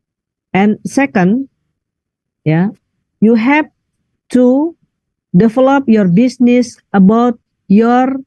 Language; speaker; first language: English; non-native, learner; Indonesian